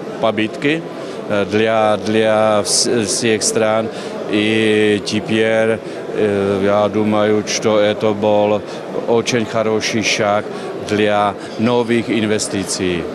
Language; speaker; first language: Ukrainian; non-native, learner; Czech